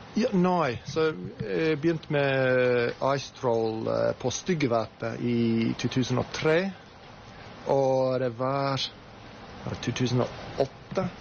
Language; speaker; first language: Norwegian; non-native, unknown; English